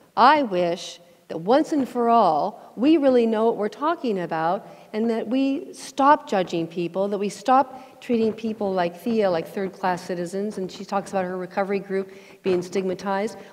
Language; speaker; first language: English; native; English